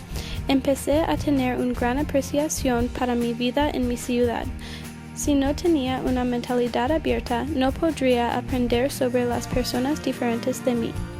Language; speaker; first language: Spanish; early bilingual, heritage; English